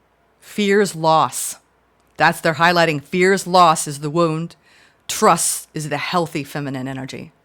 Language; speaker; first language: English; native; English